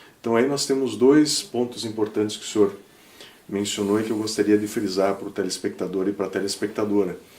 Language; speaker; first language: Portuguese; native; Portuguese